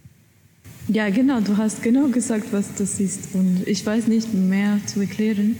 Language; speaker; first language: German; non-native, learner; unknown